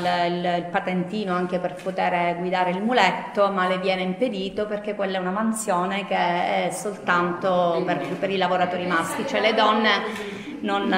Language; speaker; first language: Italian; native; Italian